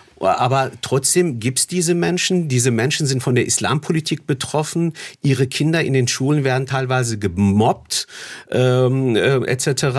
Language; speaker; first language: German; early bilingual, other home language; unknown